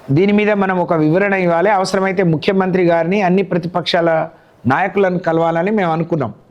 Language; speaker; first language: Telugu; non-native, local second language; Lambadi